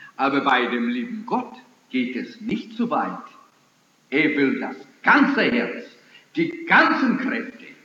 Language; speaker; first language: German; early bilingual, heritage; German